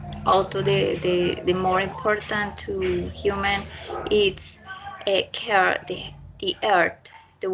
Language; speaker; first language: English; non-native, learner; Spanish